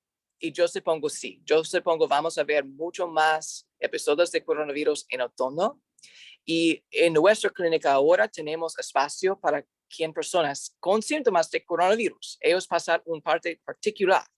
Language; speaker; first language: Spanish; non-native, learner; English